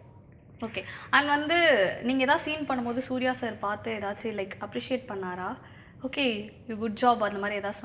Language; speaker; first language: Tamil; native; Tamil